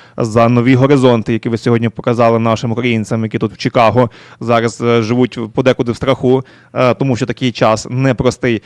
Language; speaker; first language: Ukrainian; native; Ukrainian